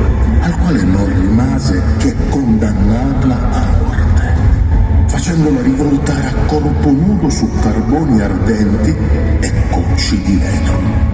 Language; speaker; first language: Italian; native; Italian